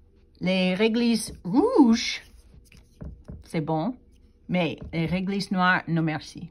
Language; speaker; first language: French; non-native, fluent; English